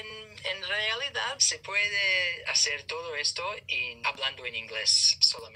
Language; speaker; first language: Spanish; non-native, fluent; English